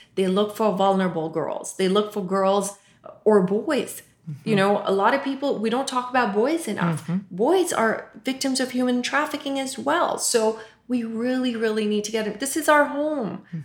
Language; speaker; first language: English; non-native, local second language; Urdu